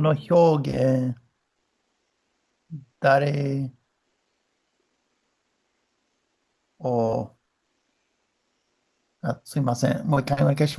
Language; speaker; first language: Japanese; non-native, learner; English